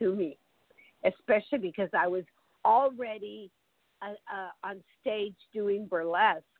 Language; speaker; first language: English; early bilingual, other home language; Spanish